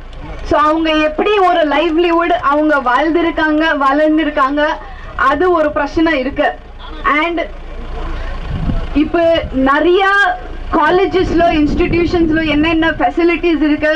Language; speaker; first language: Tamil; non-native, fluent; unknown